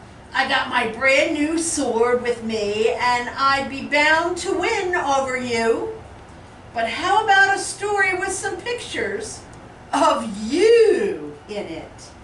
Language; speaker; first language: English; native; English